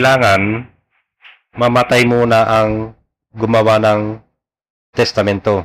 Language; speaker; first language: Filipino; non-native, local second language; Iloko